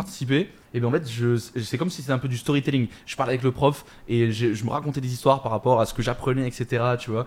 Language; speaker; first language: French; native; French